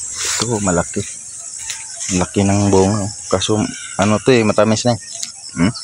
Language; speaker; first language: Filipino; non-native, local second language; Cebuano